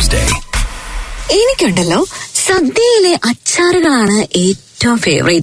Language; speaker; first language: Malayalam; native; Malayalam